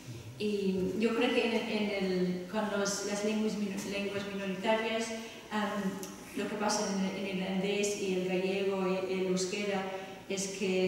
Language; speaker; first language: Spanish; non-native, fluent; English